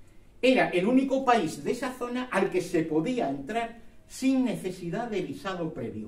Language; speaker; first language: Spanish; native; Spanish